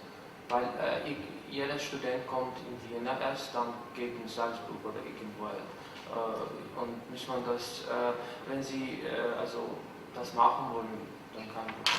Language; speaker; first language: German; non-native, fluent; Azerbaijani